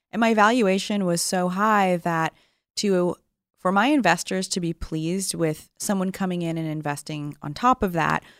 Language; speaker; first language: English; native; English